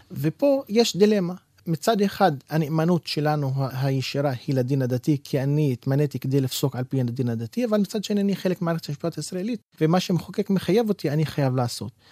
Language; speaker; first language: Hebrew; non-native, local second language; Arabic